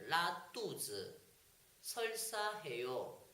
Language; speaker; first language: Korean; non-native, fluent; Chinese